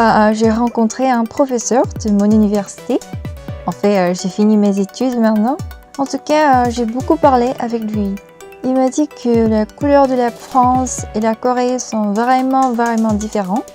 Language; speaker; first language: French; non-native, learner; Korean